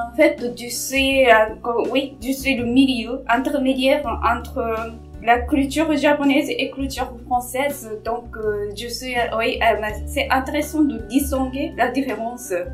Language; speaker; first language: French; non-native, fluent; Japanese